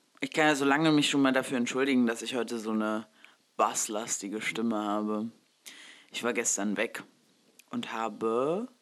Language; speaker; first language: German; early bilingual, other home language; Spanish